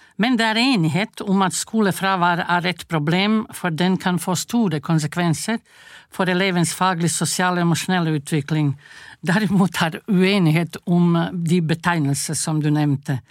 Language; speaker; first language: Norwegian; non-native, fluent; Croatian